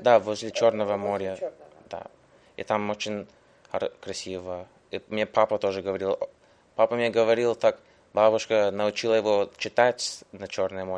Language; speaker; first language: Russian; early bilingual, heritage; English